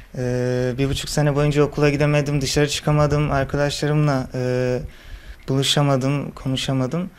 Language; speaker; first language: Turkish; native; Turkish